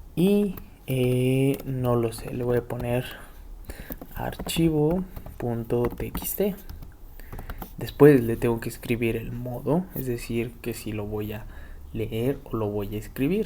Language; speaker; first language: Spanish; native; Spanish